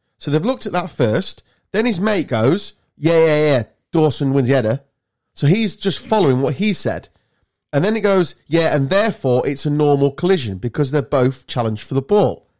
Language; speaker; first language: English; native; English